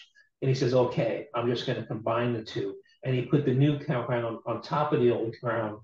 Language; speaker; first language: English; native; English